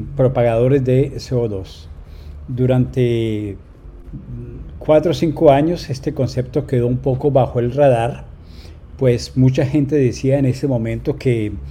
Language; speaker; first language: Spanish; native; Spanish